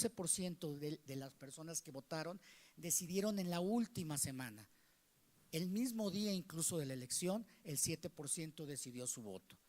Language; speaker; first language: Spanish; native; Spanish